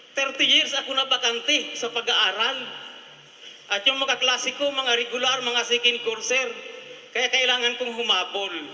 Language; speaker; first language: Filipino; non-native, local second language; Bikol